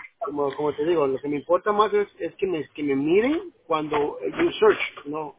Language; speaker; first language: Spanish; native; Spanish